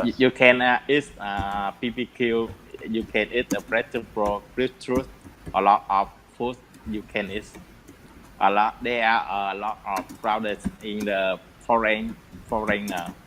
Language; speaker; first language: English; non-native, learner; Vietnamese